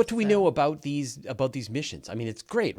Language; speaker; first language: English; native; English